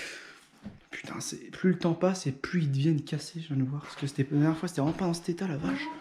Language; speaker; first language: French; native; French